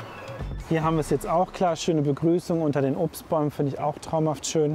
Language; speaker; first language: German; native; German